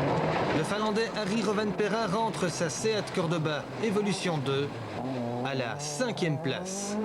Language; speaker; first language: French; native; French